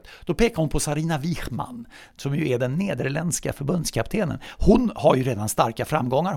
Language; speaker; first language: Swedish; native; Swedish